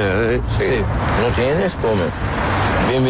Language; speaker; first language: Spanish; non-native, learner; Arabic